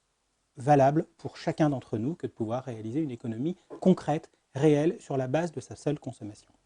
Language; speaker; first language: French; native; French